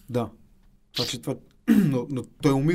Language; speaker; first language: Bulgarian; native; Bulgarian